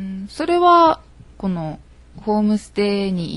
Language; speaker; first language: Japanese; native; Japanese